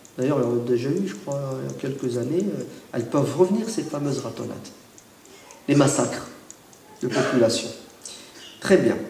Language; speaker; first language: French; early bilingual, other home language; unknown